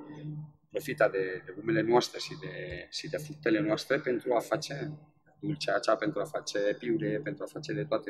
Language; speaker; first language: Romanian; non-native, fluent; Spanish